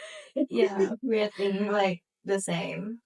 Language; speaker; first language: English; non-native, learner; Thai